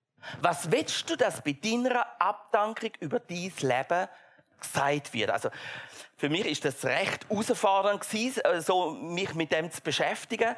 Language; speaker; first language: German; native; German